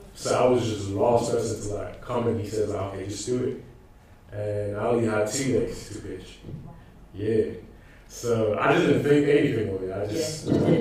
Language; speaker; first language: English; non-native, local second language; Akan